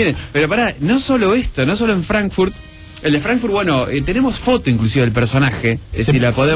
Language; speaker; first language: Spanish; native; Spanish